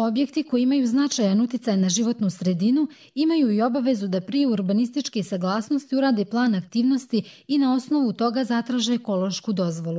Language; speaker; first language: Serbian; native; Serbian